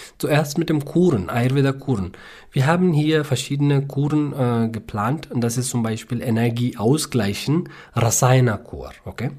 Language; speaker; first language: German; non-native, learner; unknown